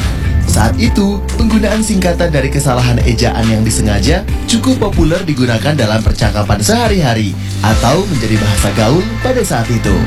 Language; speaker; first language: Indonesian; native; Indonesian